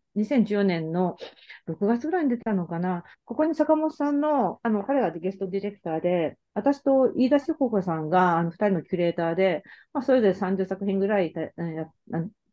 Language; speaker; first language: Japanese; native; Japanese